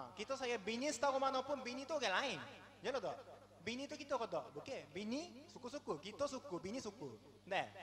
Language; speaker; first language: Malay; non-native, fluent; Japanese